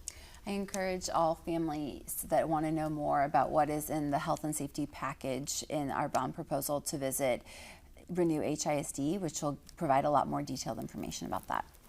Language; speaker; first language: English; native; English